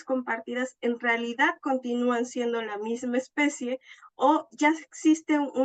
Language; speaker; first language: Spanish; native; Spanish